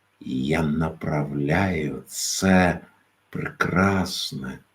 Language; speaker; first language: Ukrainian; native; Ukrainian